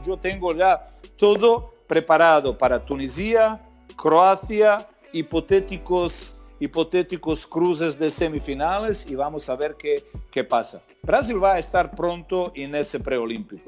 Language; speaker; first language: Spanish; non-native, fluent; Croatian